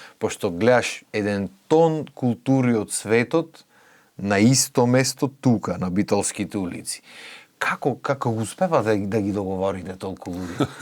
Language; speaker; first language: Macedonian; native; Macedonian